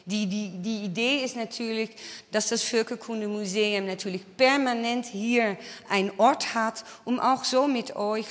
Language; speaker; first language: German; non-native, fluent; Dutch